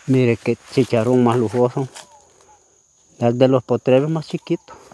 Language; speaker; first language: Spanish; native; Spanish